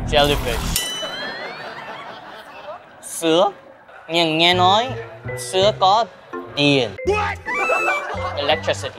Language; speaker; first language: Vietnamese; early bilingual, other home language; Korean